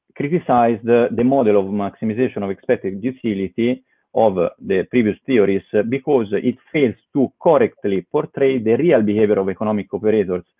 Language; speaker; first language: English; non-native, fluent; Italian